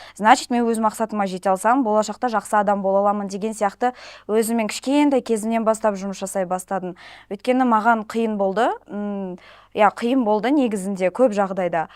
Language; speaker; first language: Kazakh; non-native, local second language; Russian